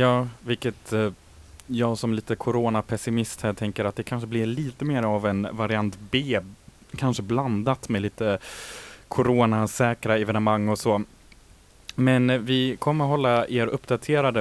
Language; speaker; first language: Swedish; native; Swedish